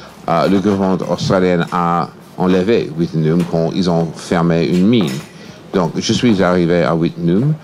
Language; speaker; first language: French; non-native, fluent; English